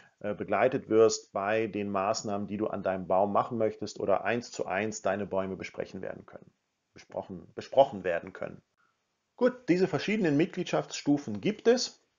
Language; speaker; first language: German; native; German